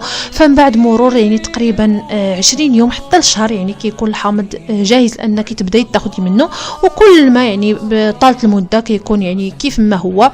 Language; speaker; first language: Arabic; native; Arabic